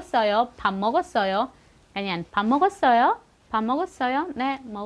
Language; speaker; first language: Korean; non-native, fluent; Filipino